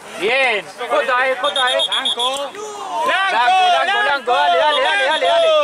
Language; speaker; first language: Spanish; native; Spanish